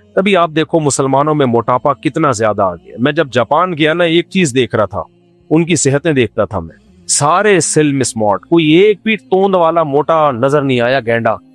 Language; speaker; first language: Urdu; native; Urdu